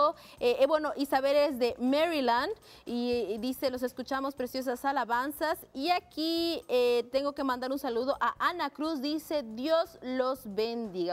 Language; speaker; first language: Spanish; native; Spanish